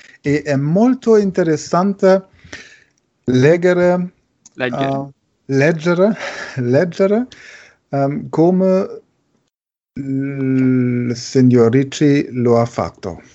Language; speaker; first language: Italian; non-native, learner; German